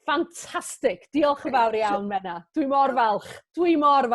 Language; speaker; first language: Welsh; native; Welsh